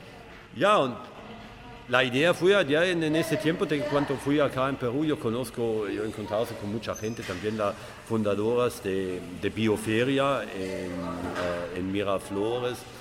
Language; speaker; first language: Spanish; non-native, fluent; German